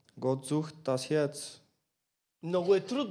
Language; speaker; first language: German; non-native, learner; Bulgarian